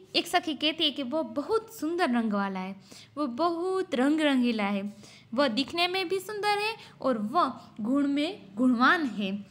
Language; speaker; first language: Hindi; non-native, local second language; Gujarati